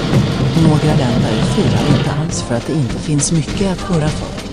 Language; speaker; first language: Swedish; non-native, learner; Croatian